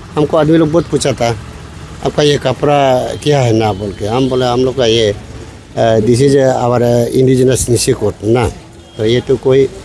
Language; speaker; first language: Hindi; non-native, local second language; Nyishi